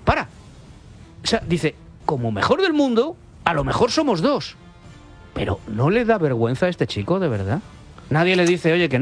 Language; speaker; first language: Spanish; native; Spanish